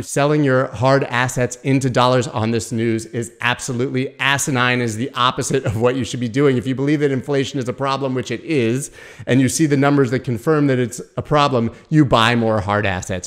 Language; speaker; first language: English; native; English